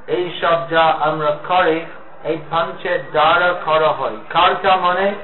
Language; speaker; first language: Bangla; non-native, fluent; English